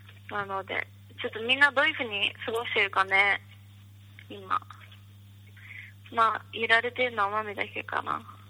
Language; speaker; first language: Japanese; native; Japanese